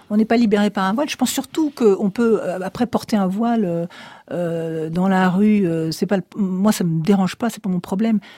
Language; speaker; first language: French; native; French